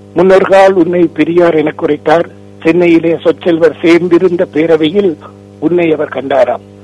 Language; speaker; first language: Tamil; native; Tamil